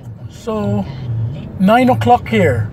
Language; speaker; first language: English; non-native, learner; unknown